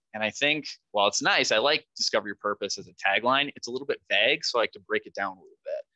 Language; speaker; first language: English; native; English